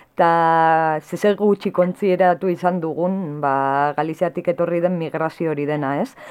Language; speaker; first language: Basque; native; Basque